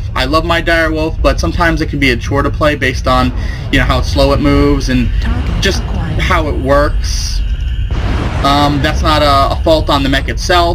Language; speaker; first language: English; native; English